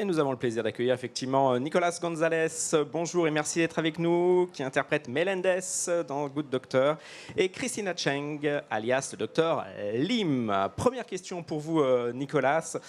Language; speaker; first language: French; native; French